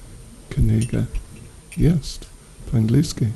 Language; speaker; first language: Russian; non-native, learner; English